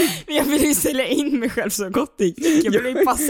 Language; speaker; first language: Swedish; native; Swedish